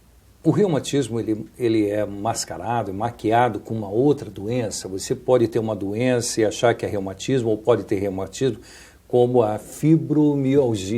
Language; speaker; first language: Portuguese; native; Portuguese